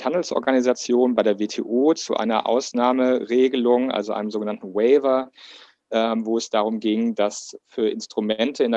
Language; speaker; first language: German; native; German